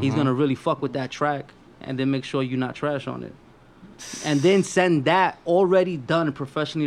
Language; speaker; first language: English; early bilingual, other home language; Spanish